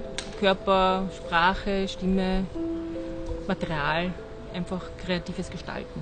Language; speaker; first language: German; native; German